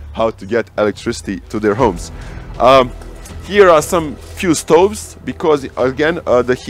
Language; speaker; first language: English; early bilingual, other home language; Bosnian